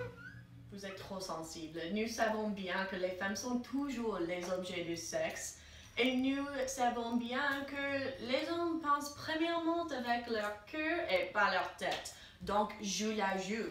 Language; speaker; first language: French; non-native, learner; English